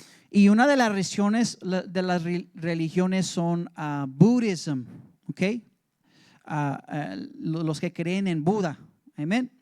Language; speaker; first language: Spanish; early bilingual, heritage; English